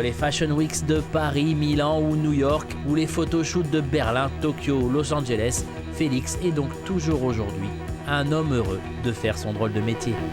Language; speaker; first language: French; native; French